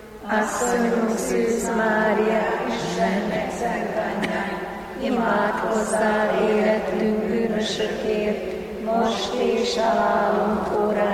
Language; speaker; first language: Hungarian; native; Hungarian